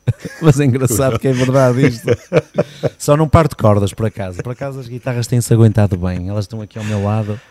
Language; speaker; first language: Portuguese; native; Portuguese